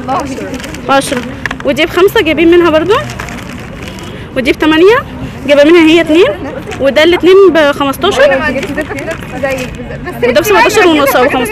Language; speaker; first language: Arabic; native; Arabic